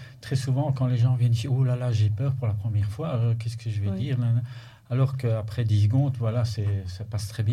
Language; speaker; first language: French; native; French